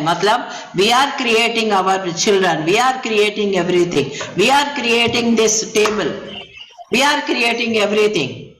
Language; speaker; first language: Hindi; non-native, local second language; Telugu